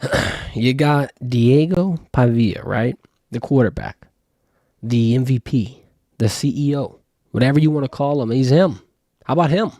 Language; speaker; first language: English; native; English